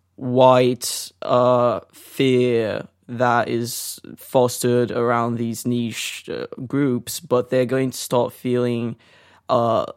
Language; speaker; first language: English; non-native, fluent; Portuguese